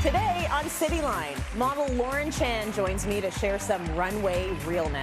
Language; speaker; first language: English; native; English